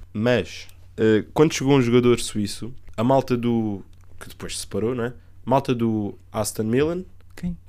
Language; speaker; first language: Portuguese; native; Portuguese